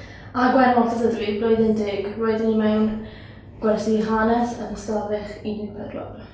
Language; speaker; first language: Welsh; non-native, learner; English